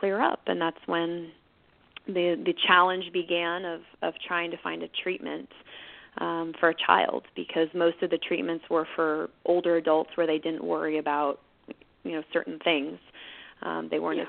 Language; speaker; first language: English; native; English